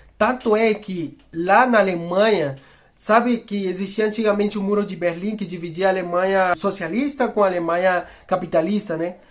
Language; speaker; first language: Portuguese; non-native, fluent; Spanish